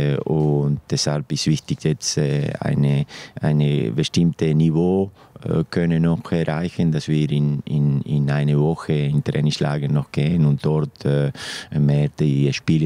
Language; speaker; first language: German; non-native, fluent; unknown